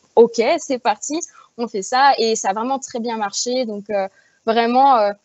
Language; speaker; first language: French; native; French